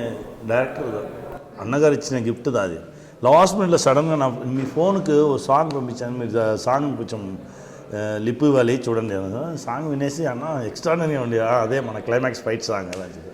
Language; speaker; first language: Telugu; non-native, local second language; Tamil